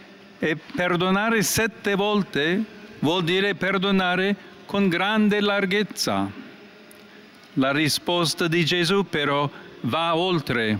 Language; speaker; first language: Italian; non-native, fluent; English